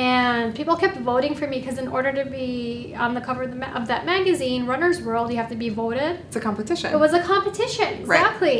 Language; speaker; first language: English; native; English